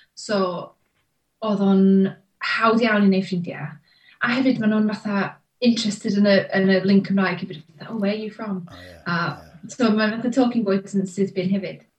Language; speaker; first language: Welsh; native; Welsh